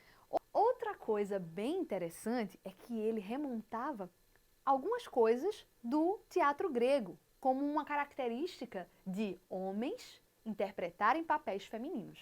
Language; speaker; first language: Portuguese; native; Portuguese